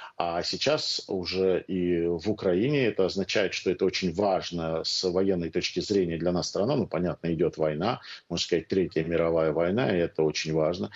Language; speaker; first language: Russian; early bilingual, heritage; Russian